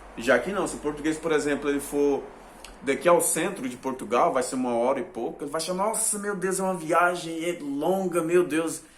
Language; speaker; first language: Portuguese; native; Portuguese